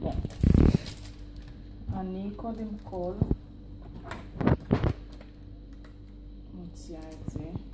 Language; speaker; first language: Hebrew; non-native, fluent; Portuguese